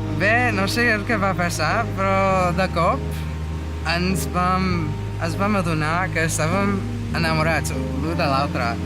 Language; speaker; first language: Catalan; non-native, fluent; English